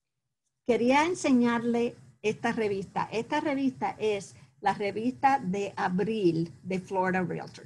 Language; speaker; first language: Spanish; early bilingual, heritage; Spanish